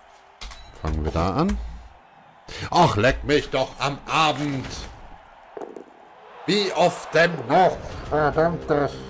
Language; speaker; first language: German; native; German